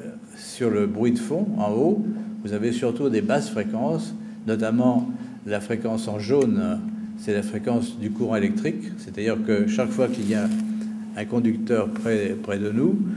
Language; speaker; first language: French; native; French